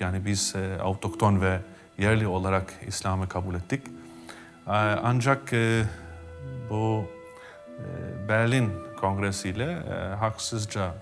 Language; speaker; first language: Turkish; non-native, fluent; Albanian